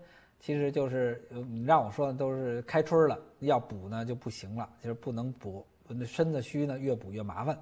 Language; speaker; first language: Chinese; native; Chinese